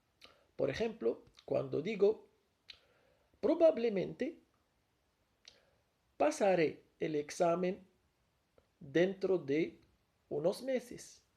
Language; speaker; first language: Spanish; non-native, fluent; Arabic